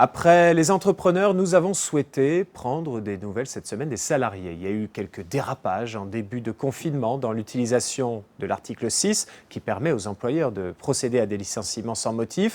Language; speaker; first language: French; native; French